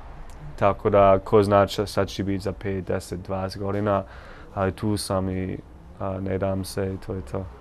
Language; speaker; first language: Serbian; non-native, learner; English